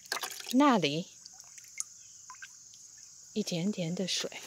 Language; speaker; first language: Chinese; non-native, fluent; English